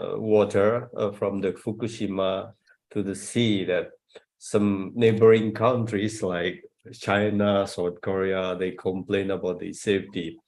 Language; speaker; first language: English; non-native, fluent; Indonesian